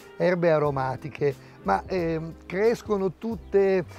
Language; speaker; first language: Italian; native; Italian